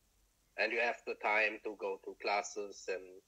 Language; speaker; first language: English; non-native, fluent; German